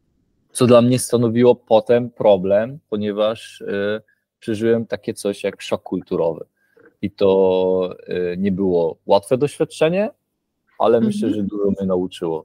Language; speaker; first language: Polish; early bilingual, heritage; Polish